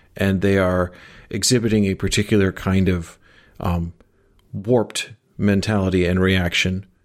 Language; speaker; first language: English; native; English